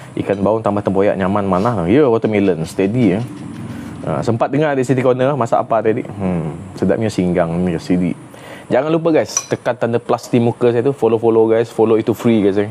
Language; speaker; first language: Malay; non-native, local second language; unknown